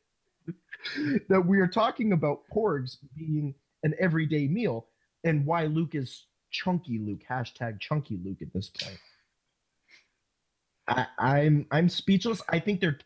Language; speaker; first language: English; native; English